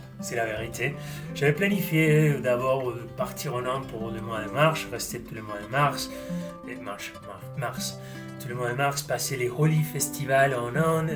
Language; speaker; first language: French; non-native, fluent; Spanish